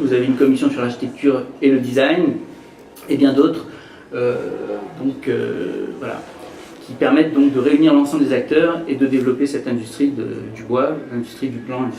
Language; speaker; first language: French; native; French